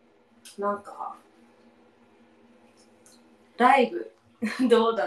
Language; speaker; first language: Japanese; non-native, learner; English